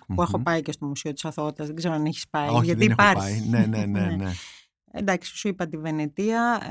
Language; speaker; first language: Greek; non-native, fluent; German